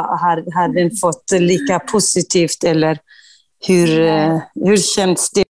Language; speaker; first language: Swedish; non-native, fluent; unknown